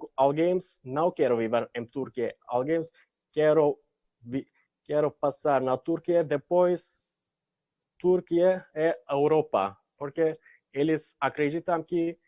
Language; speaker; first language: Portuguese; non-native, learner; Turkish